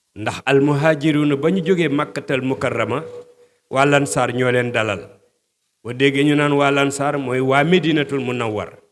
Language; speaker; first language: Wolof; native; Wolof